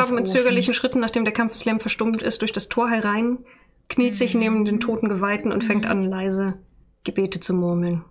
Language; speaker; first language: German; native; German